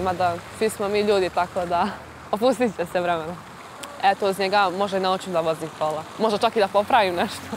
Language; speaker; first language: Serbian; native; Serbian